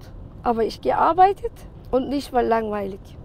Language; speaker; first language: German; non-native, learner; Turkish